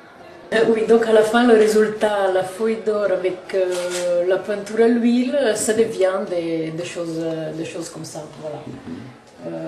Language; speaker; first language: French; non-native, fluent; Italian